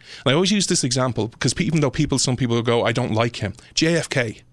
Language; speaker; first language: English; native; English